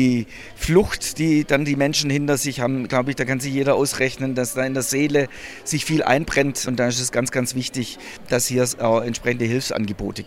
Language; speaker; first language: German; native; German